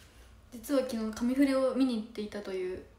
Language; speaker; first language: Japanese; native; Japanese